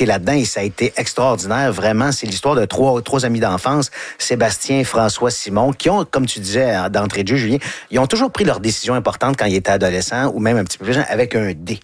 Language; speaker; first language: French; native; French